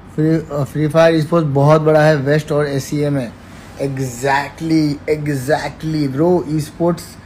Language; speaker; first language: Hindi; native; Hindi